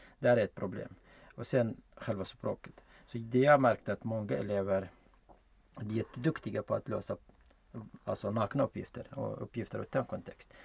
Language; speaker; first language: Swedish; non-native, fluent; Arabic